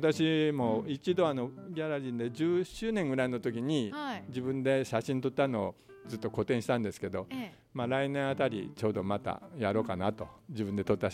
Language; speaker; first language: Japanese; native; Japanese